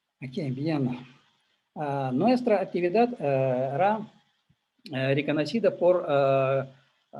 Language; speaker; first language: Spanish; non-native, learner; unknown